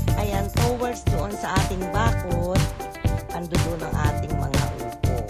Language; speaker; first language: Filipino; non-native, local second language; Iloko